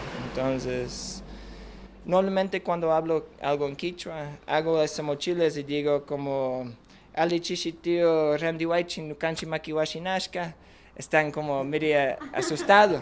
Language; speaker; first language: Spanish; non-native, fluent; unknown